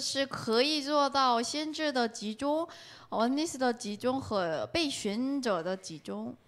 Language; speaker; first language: Chinese; non-native, learner; Korean